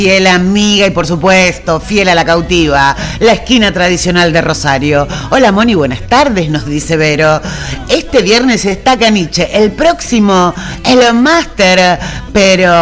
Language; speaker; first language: Spanish; native; Spanish